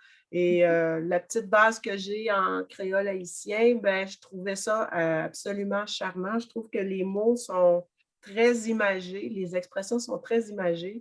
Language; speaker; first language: French; native; French